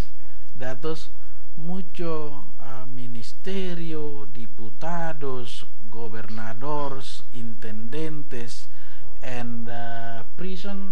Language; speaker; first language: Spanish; non-native, learner; Indonesian